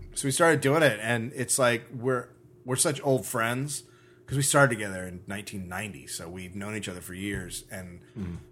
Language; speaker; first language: English; native; English